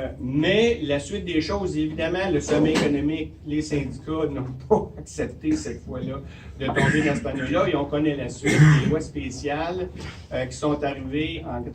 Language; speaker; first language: French; native; French